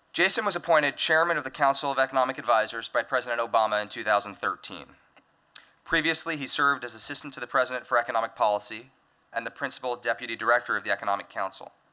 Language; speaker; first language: English; native; English